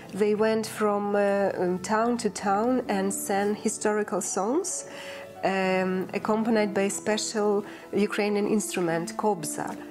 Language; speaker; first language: English; non-native, fluent; Ukrainian